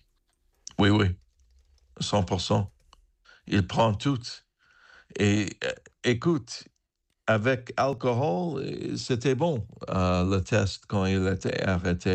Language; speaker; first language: French; non-native, learner; English